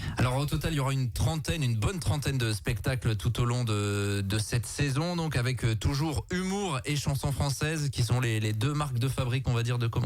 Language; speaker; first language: French; native; French